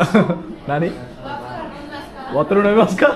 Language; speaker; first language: Japanese; non-native, learner; Sinhala